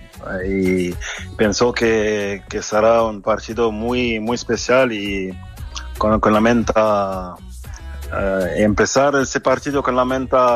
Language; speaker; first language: Spanish; non-native, fluent; French